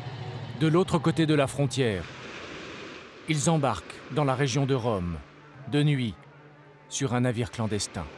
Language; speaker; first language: French; native; French